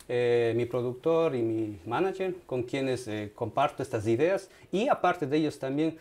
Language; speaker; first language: Spanish; native; Spanish